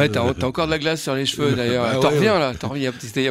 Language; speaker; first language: French; native; French